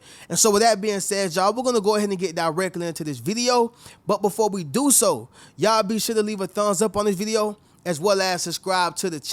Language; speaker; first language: English; native; English